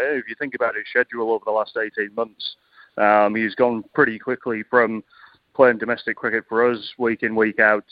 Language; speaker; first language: English; native; English